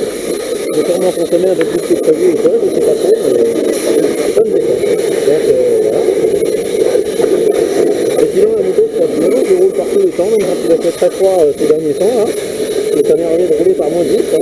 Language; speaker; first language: French; native; French